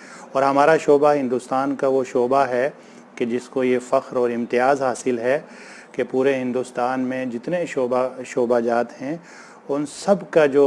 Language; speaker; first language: Urdu; native; Urdu